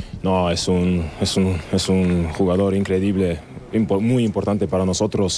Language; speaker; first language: Spanish; non-native, learner; German